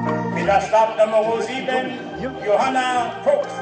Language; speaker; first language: German; native; German